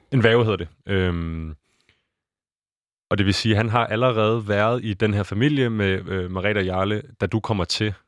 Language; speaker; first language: Danish; native; Danish